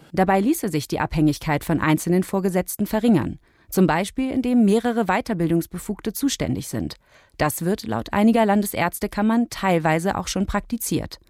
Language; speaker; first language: German; native; German